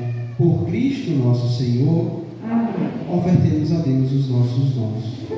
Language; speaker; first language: Portuguese; native; Portuguese